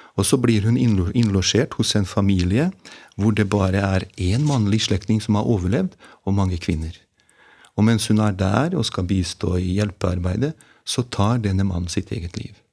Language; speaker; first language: Norwegian; non-native, fluent; Bosnian